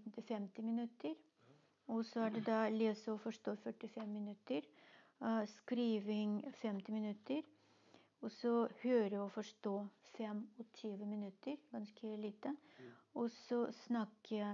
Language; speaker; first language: Norwegian; non-native, fluent; Russian